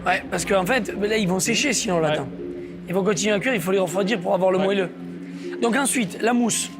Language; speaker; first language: French; native; French